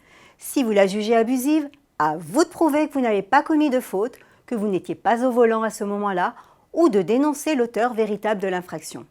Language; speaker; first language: French; native; French